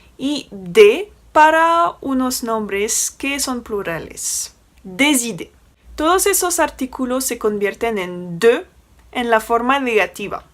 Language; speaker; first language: Spanish; non-native, fluent; French